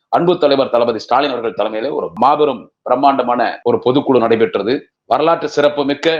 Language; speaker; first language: Tamil; native; Tamil